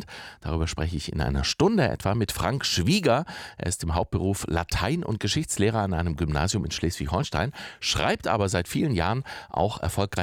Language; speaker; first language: German; native; German